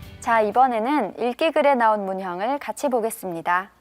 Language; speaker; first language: Korean; native; Korean